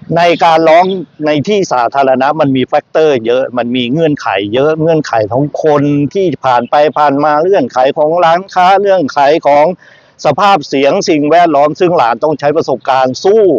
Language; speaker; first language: Thai; native; Thai